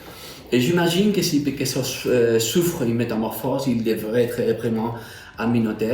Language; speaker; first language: French; non-native, fluent; Spanish